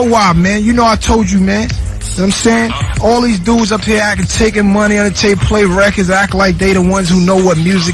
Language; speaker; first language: English; native; English